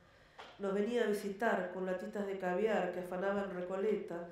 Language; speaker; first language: Spanish; native; Spanish